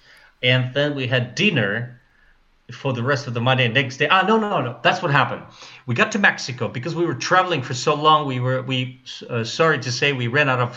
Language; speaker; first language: English; non-native, fluent; Russian